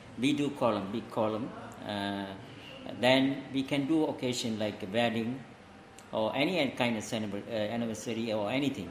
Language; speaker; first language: English; non-native, local second language; Tamil